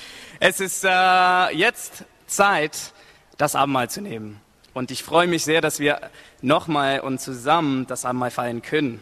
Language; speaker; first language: German; non-native, learner; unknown